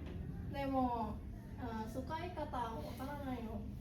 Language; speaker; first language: Japanese; non-native, learner; Indonesian